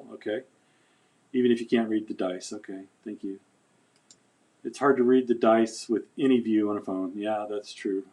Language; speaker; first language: English; native; English